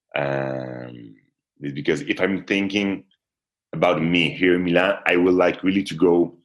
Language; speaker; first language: English; non-native, fluent; Italian